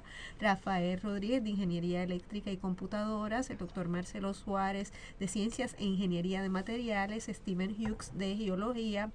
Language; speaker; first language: Spanish; native; Spanish